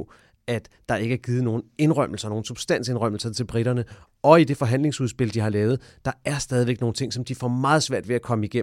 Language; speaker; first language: Danish; native; Danish